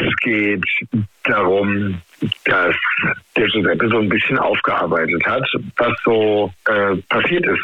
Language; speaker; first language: German; native; German